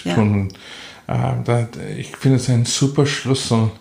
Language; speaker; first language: German; non-native, fluent; Afrikaans